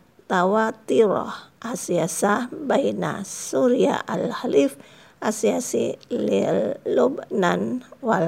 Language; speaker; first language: Arabic; non-native, fluent; Indonesian